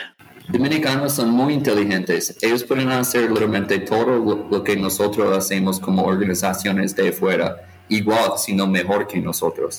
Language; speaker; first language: Spanish; non-native, fluent; English